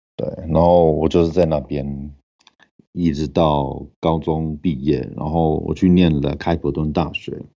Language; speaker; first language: Chinese; non-native, fluent; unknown